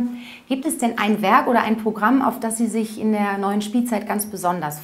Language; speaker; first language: German; native; German